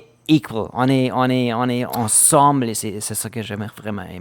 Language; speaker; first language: French; non-native, fluent; German